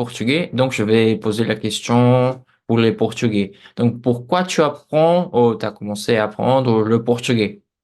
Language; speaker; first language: French; non-native, fluent; Portuguese